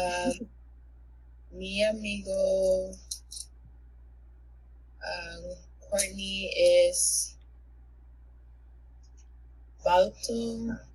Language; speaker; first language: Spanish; non-native, learner; English